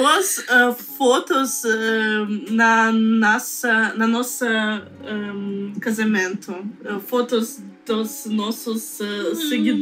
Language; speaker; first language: Portuguese; non-native, learner; Russian